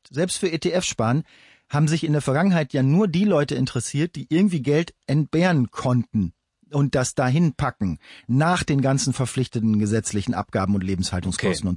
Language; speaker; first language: German; native; German